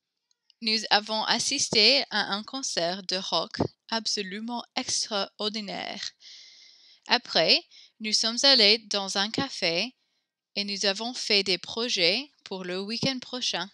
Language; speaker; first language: French; non-native, learner; English